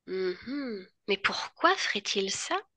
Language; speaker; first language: French; native; French